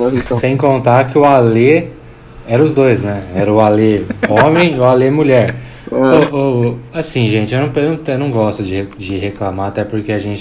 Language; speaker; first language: Portuguese; native; Portuguese